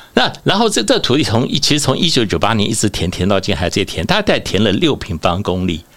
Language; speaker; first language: Chinese; native; Chinese